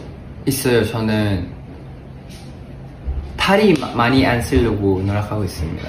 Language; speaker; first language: Korean; non-native, fluent; Thai